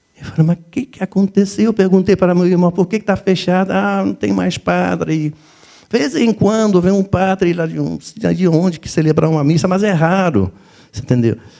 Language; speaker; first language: Portuguese; non-native, fluent; French